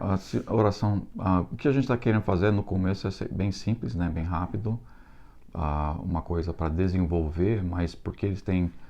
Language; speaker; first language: Portuguese; non-native, fluent; English